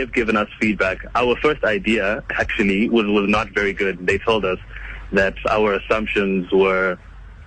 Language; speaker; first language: English; non-native, local second language; Kinyarwanda